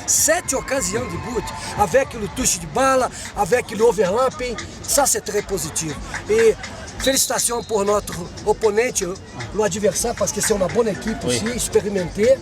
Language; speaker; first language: French; non-native, fluent; Portuguese